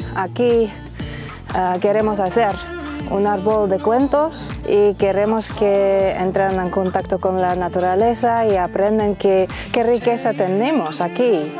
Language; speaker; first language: Spanish; non-native, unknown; Dutch